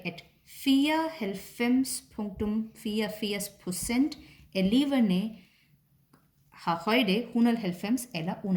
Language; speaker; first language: Danish; non-native, fluent; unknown